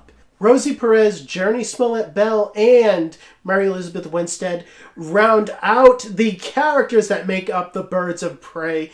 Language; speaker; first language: English; native; English